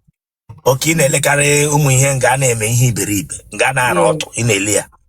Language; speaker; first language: Igbo; native; Igbo